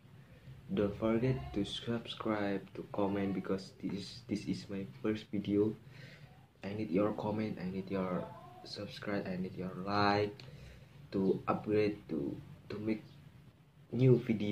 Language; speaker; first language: English; non-native, learner; Indonesian